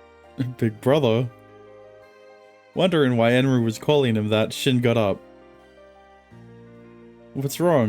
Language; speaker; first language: English; native; English